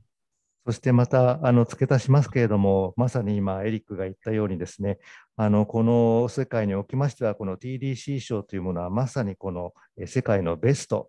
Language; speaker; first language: Japanese; native; Japanese